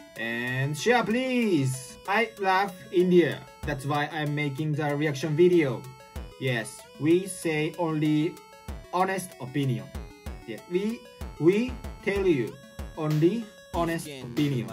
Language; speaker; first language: English; non-native, learner; Japanese